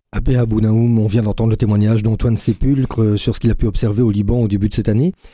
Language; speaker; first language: French; native; French